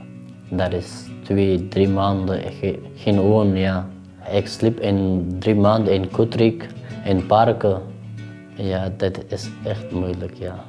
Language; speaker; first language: Dutch; non-native, learner; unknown